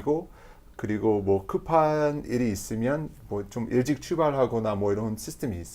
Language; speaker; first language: Korean; non-native, fluent; English